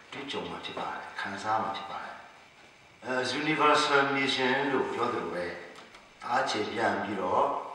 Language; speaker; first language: Burmese; non-native, local second language; Hakha Chin